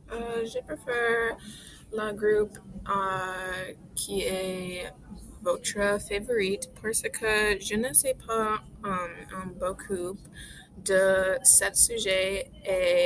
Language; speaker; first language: French; non-native, learner; English